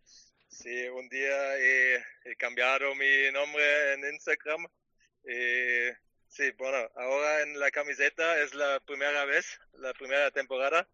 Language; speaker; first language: Spanish; non-native, learner; German